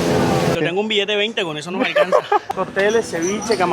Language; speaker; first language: Spanish; native; Spanish